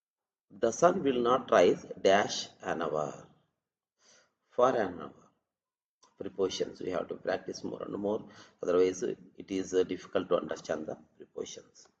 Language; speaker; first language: English; non-native, local second language; Telugu